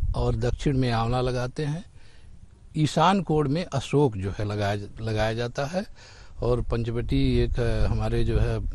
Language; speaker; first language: Hindi; native; Hindi